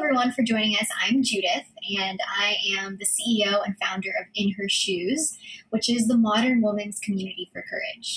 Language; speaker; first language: English; early bilingual, other home language; Filipino